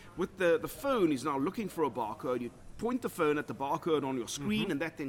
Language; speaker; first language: English; native; English